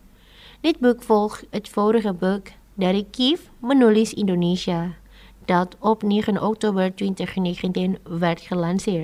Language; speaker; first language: Dutch; non-native, fluent; Indonesian